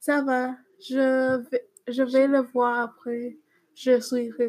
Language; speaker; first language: French; non-native, learner; English